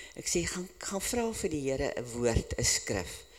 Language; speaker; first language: Afrikaans; native; Afrikaans